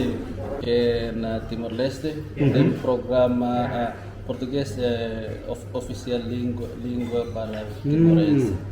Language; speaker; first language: Portuguese; non-native, local second language; Tetum